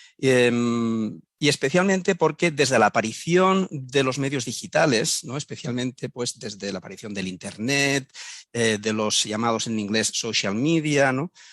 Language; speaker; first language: Spanish; native; Spanish